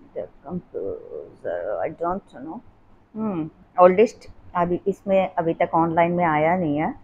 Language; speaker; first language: Hindi; non-native, local second language; Assamese